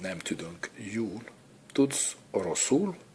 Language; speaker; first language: Hungarian; non-native, learner; English